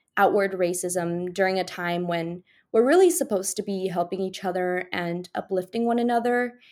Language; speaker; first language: English; native; English